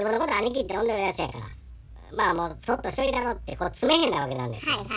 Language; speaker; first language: Japanese; native; Japanese